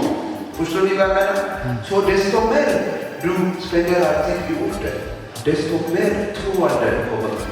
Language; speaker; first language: Swedish; non-native, fluent; Tigrinya